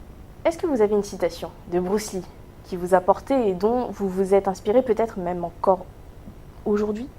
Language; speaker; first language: French; native; French